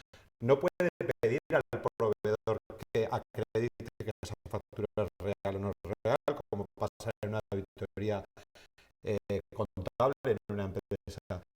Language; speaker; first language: Spanish; native; Spanish